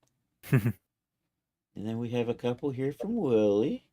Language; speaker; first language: English; native; English